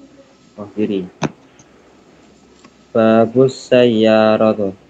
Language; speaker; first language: Arabic; non-native, learner; Indonesian